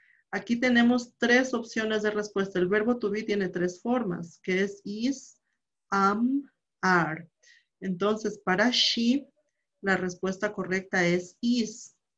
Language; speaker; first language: Spanish; native; Spanish